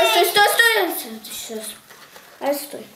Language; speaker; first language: Russian; native; Russian